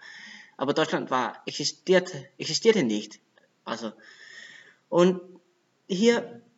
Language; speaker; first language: German; non-native, learner; Danish